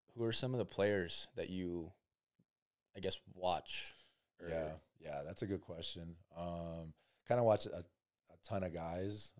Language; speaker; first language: English; native; English